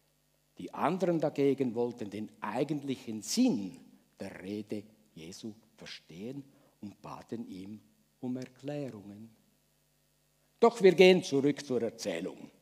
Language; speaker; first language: German; native; German